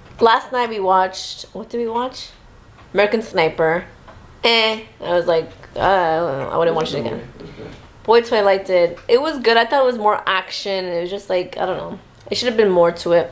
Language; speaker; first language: English; early bilingual, other home language; Spanish